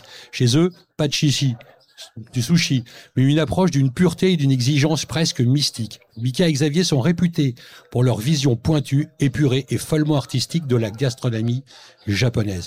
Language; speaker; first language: French; native; French